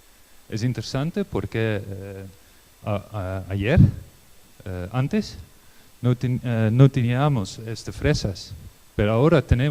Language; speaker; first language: Spanish; non-native, learner; Dutch